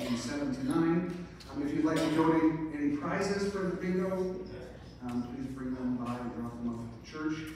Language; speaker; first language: English; native; English